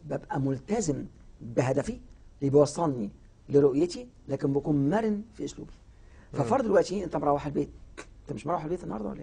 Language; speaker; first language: Arabic; native; Arabic